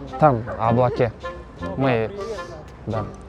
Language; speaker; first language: Russian; non-native, local second language; Kazakh